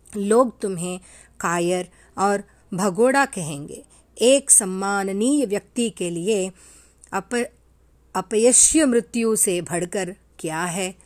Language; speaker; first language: Hindi; non-native, local second language; Telugu